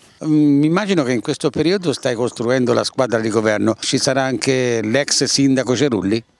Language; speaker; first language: Italian; native; Italian